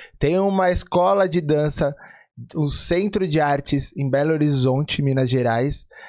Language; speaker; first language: Portuguese; native; Portuguese